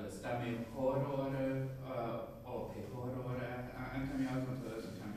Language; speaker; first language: Spanish; non-native, fluent; English